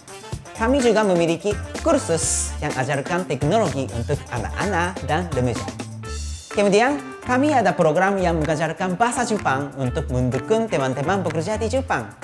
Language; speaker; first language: Indonesian; non-native, fluent; Japanese